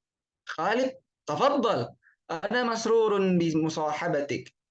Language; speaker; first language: Arabic; non-native, fluent; Indonesian